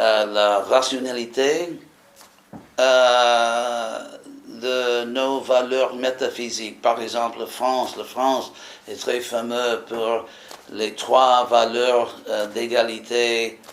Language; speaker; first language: French; non-native, fluent; English